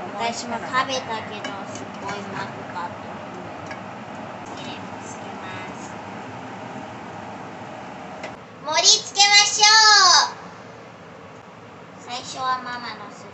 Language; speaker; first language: Japanese; early bilingual, heritage; Japanese